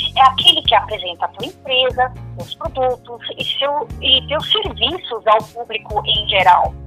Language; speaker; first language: Portuguese; non-native, local second language; German